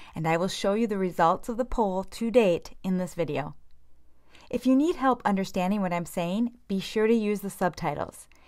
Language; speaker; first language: English; native; English